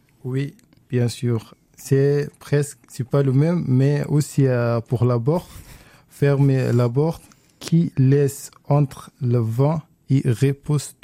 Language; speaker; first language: French; non-native, learner; Arabic